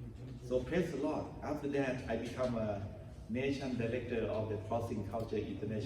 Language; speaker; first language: English; non-native, learner; Thai